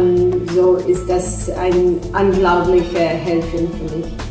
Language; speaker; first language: German; non-native, fluent; English